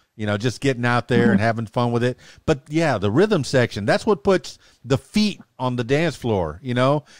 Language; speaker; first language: English; native; English